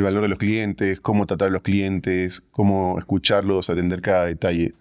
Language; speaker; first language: Spanish; native; Spanish